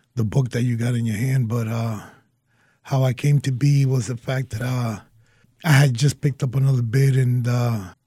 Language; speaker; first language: English; early bilingual, other home language; Spanish